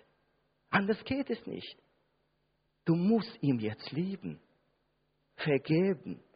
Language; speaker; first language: German; non-native, fluent; Russian